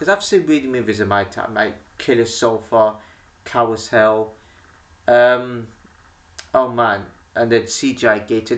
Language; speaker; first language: English; native; English